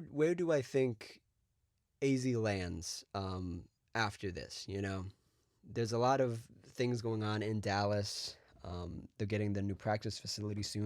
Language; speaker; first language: English; native; English